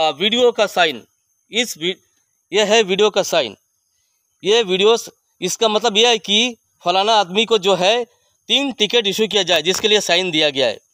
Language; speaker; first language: Hindi; non-native, local second language; Bangla